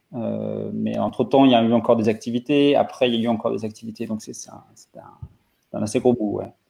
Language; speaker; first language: French; native; French